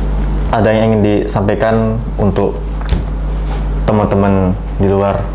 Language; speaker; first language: Indonesian; native; Indonesian